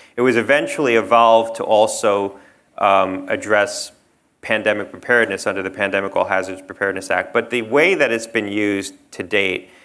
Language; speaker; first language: English; native; English